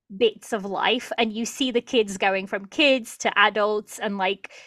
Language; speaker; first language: English; early bilingual, other home language; Portuguese